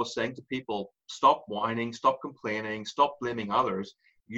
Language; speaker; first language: English; native; English